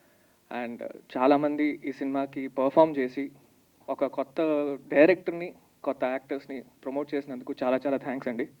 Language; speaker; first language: Telugu; native; Telugu